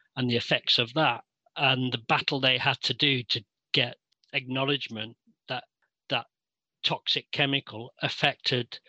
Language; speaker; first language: English; native; English